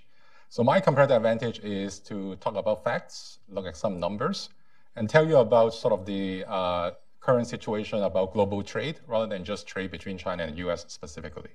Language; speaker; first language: English; non-native, local second language; Cantonese